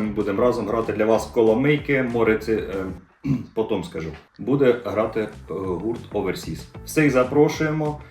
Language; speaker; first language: Ukrainian; native; Ukrainian